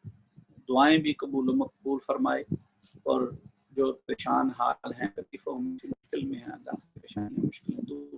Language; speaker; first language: Urdu; native; Urdu